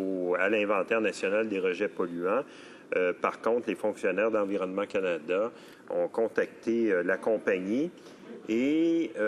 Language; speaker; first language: French; native; French